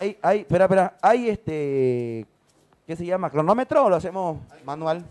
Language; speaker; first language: Spanish; native; Spanish